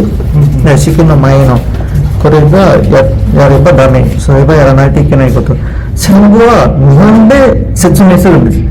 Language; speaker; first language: Japanese; non-native, learner; Sinhala